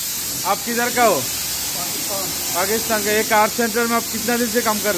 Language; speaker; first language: Hindi; non-native, learner; Bangla